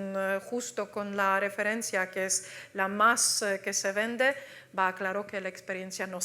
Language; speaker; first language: Spanish; non-native, fluent; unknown